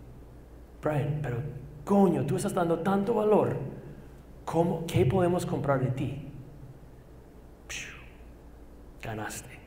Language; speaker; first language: Spanish; non-native, fluent; English